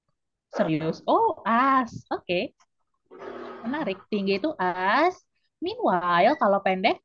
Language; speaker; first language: Indonesian; native; Indonesian